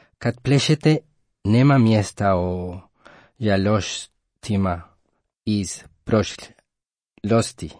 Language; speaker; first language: Croatian; non-native, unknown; Spanish